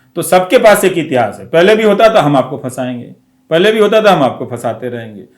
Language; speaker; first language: Hindi; non-native, local second language; Bhojpuri